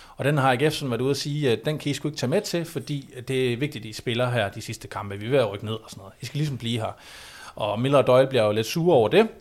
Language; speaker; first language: Danish; native; Danish